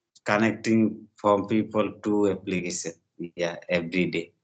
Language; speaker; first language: English; non-native, learner; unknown